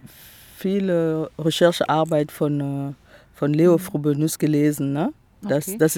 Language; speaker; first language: German; non-native, fluent; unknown